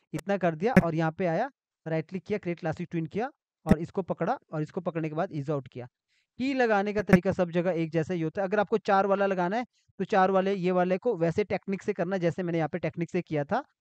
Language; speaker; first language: Hindi; native; Hindi